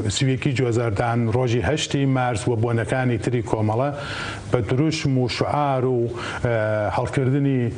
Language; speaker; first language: Central Kurdish; native; Central Kurdish